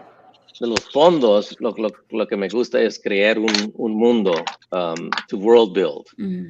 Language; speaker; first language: Spanish; early bilingual, heritage; English